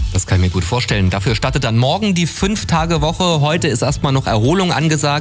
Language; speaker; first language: German; native; German